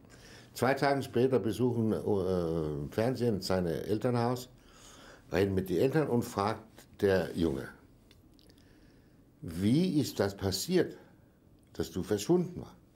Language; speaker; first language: German; non-native, fluent; Danish